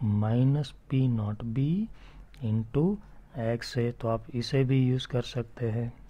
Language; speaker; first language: Hindi; non-native, local second language; Gujarati